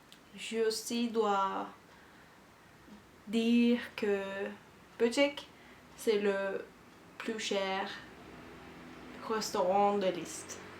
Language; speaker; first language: French; non-native, learner; Turkish